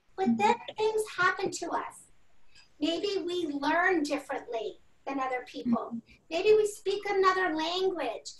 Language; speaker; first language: English; native; English